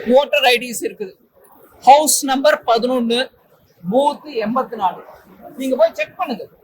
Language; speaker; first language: Tamil; native; Tamil